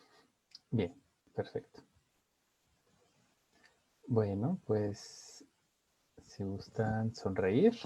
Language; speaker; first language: Spanish; native; Spanish